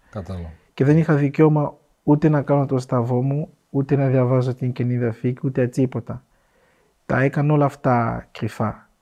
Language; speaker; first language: Greek; non-native, fluent; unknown